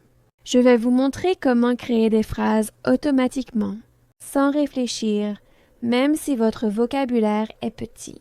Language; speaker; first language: French; non-native, fluent; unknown